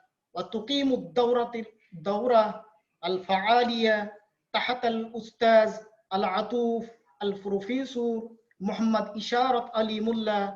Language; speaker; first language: Arabic; non-native, fluent; Bangla